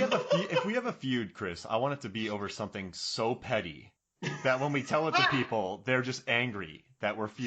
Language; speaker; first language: English; native; English